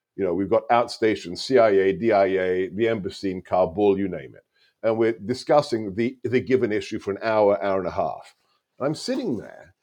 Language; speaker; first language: English; non-native, local second language; Hungarian